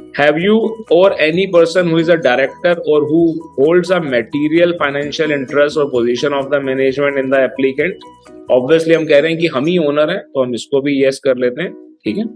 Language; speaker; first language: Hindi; native; Hindi